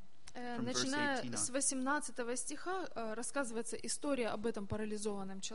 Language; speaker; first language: Russian; native; Russian